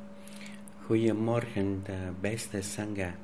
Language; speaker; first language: Dutch; non-native, fluent; Vietnamese